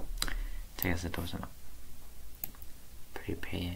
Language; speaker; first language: Chinese; native; Chinese